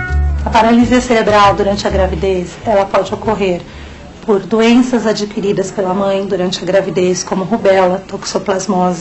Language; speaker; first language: Portuguese; native; Portuguese